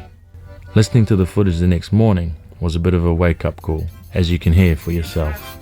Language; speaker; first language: English; native; English